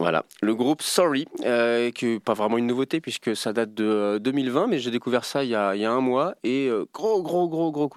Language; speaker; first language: French; native; French